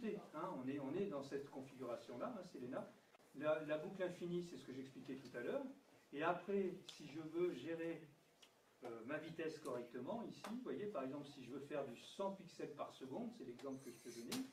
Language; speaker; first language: French; native; French